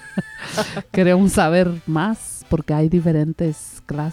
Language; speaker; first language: Spanish; native; Spanish